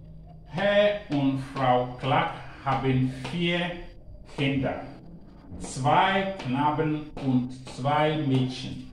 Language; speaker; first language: German; non-native, learner; Akan